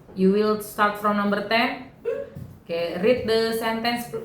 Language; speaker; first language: English; non-native, fluent; Indonesian